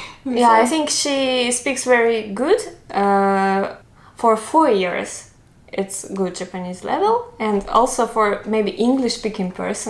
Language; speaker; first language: English; non-native, learner; Russian